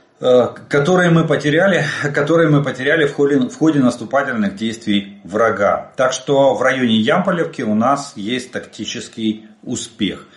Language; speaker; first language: Russian; native; Russian